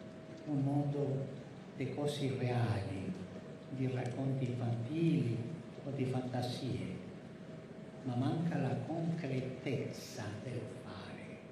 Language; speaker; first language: Italian; non-native, fluent; Spanish